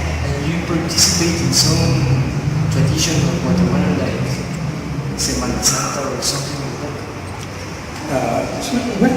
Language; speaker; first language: English; non-native, learner; Spanish